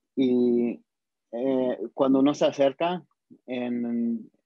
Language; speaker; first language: Spanish; early bilingual, heritage; Spanish